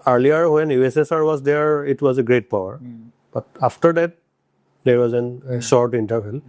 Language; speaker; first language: English; non-native, local second language; Assamese